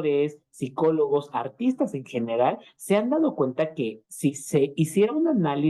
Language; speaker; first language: Spanish; native; Spanish